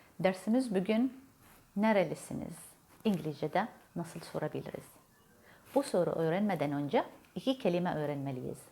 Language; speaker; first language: Turkish; non-native, learner; Arabic